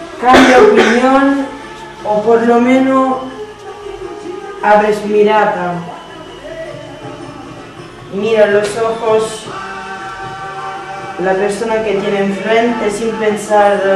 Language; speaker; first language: Spanish; non-native, fluent; Italian